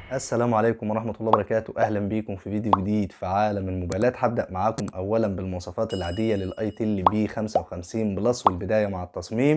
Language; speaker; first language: Arabic; native; Arabic